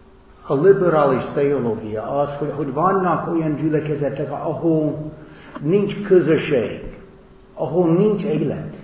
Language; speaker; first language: Hungarian; non-native, learner; English